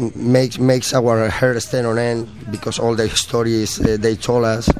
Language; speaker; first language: English; non-native, learner; Spanish